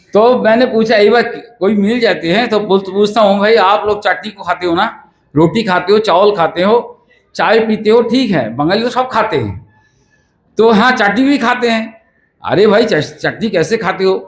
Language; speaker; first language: Hindi; non-native, local second language; Bangla